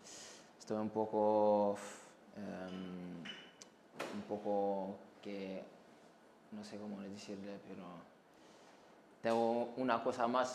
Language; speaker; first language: Spanish; non-native, learner; French